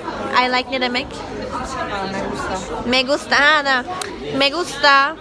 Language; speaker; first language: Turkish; early bilingual, heritage; German